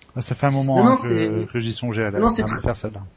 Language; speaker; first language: French; native; French